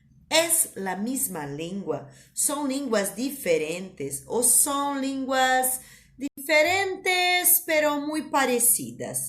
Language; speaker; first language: Spanish; non-native, fluent; Portuguese